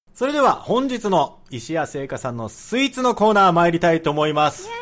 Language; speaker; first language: Japanese; native; Japanese